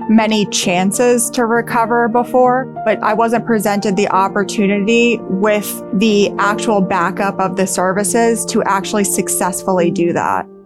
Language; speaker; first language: English; native; English